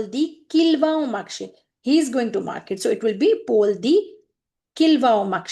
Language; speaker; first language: French; non-native, fluent; Hindi